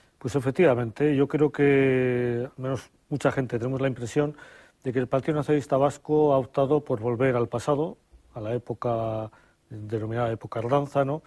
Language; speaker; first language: Spanish; native; Spanish